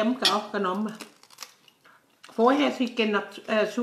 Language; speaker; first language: Thai; native; Thai